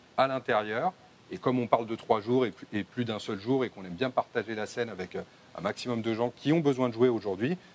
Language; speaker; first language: French; native; French